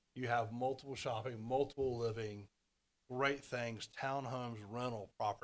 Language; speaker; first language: English; native; English